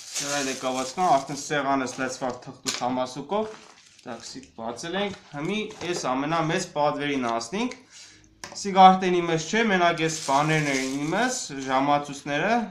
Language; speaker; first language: Armenian; native; Armenian